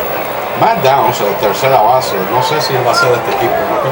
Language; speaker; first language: Spanish; native; Spanish